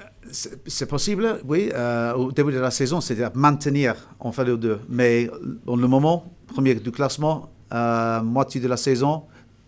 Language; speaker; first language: French; non-native, fluent; English